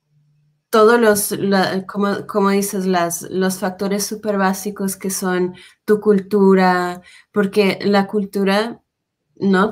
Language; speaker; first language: Spanish; non-native, fluent; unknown